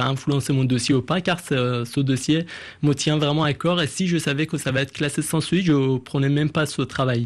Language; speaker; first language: French; non-native, fluent; Persian